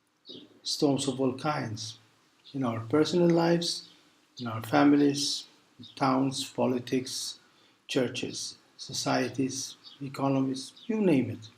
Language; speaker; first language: English; non-native, local second language; Maltese